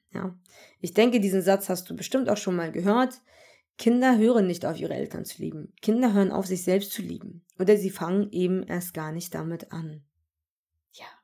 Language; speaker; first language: German; early bilingual, other home language; Turkish